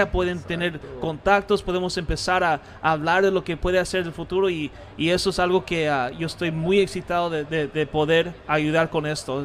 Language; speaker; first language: Spanish; early bilingual, heritage; Spanish